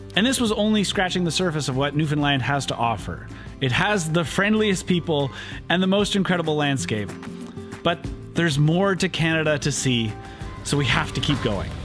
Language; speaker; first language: English; native; English